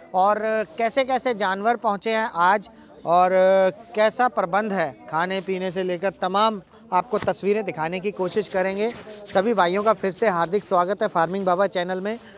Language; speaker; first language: Hindi; non-native, local second language; Punjabi